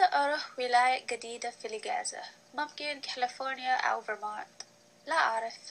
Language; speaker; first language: Arabic; non-native, learner; English